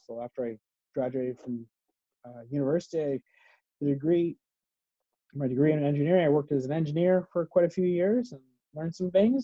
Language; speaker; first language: English; native; English